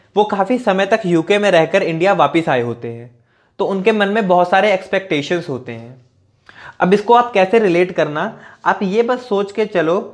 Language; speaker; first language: Hindi; native; Hindi